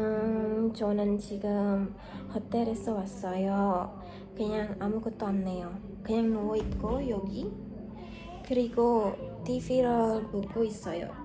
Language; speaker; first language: Korean; non-native, learner; Indonesian